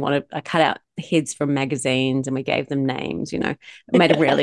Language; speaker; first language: English; native; English